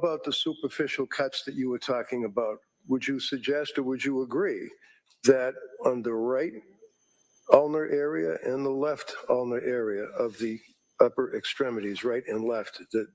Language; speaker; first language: English; native; English